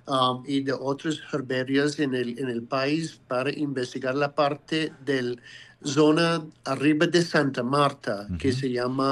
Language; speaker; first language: Spanish; non-native, fluent; English